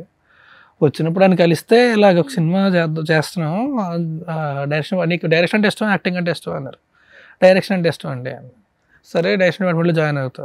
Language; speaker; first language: Telugu; native; Telugu